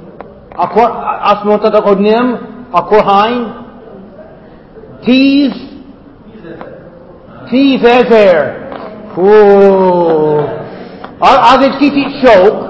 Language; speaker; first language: Hungarian; non-native, fluent; English